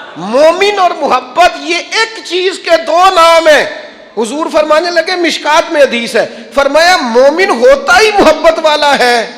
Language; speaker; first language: Urdu; non-native, local second language; Punjabi